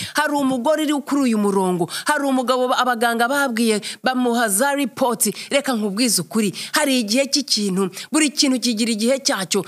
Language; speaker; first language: Kinyarwanda; native; Kinyarwanda